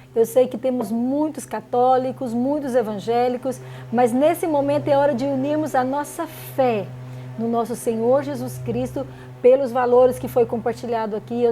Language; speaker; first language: Portuguese; native; Portuguese